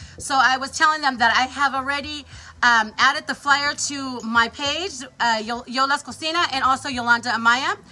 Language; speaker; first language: English; early bilingual, other home language; Spanish